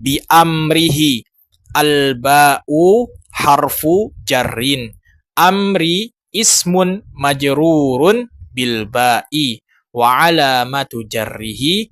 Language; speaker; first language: Arabic; non-native, fluent; Indonesian